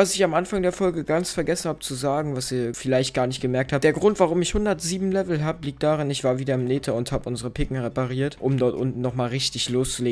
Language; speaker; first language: German; native; German